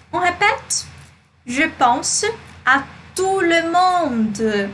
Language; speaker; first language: French; non-native, fluent; Portuguese